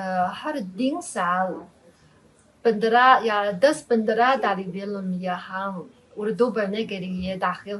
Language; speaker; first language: Hindi; non-native, fluent; Chinese